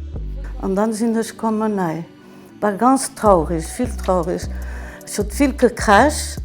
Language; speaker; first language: German; non-native, learner; Portuguese